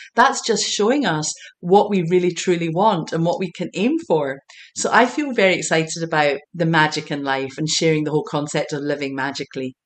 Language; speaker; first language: English; native; English